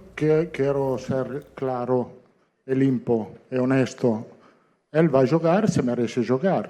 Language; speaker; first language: Portuguese; non-native, fluent; Italian